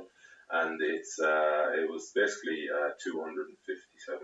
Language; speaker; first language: English; native; English